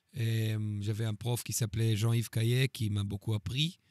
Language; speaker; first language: French; non-native, fluent; Hebrew